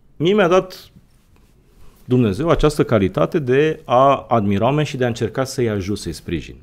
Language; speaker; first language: Romanian; native; Romanian